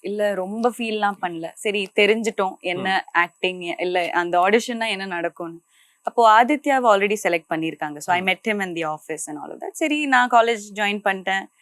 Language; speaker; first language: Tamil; non-native, local second language; Malayalam